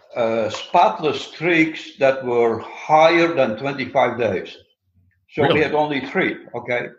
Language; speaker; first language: English; non-native, fluent; Dutch